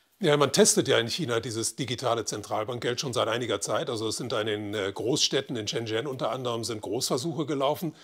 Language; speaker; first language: German; native; German